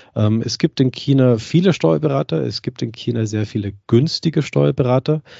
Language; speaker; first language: German; native; German